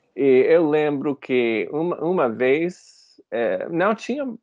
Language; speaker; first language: Portuguese; non-native, fluent; English